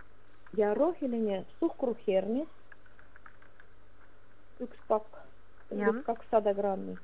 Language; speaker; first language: Estonian; non-native, learner; Russian